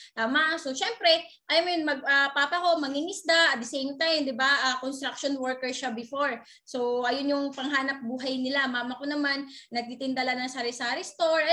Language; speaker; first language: Filipino; non-native, local second language; Waray